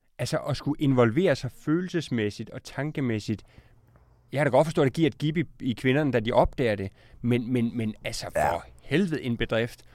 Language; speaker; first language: Danish; native; Danish